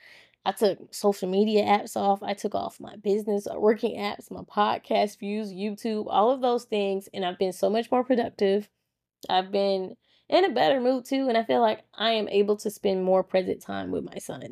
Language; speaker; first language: English; native; English